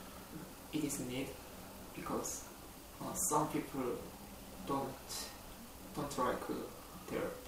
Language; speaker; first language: English; non-native, learner; Korean